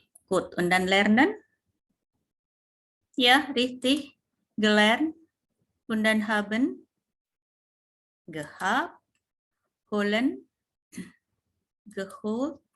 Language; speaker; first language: German; non-native, fluent; Indonesian